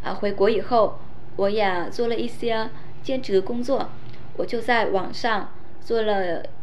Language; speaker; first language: Chinese; non-native, fluent; Vietnamese